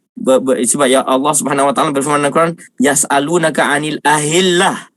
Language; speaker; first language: Malay; native; Malay